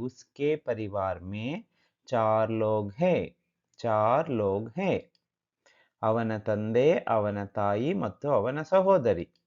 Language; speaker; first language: Kannada; native; Kannada